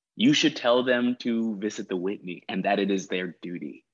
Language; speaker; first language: English; native; English